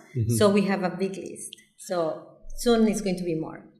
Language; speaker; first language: English; non-native, fluent; Spanish